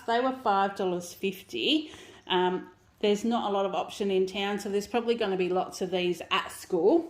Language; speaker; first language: English; native; English